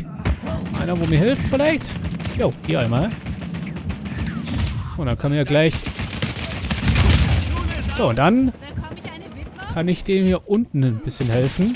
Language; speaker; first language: German; native; German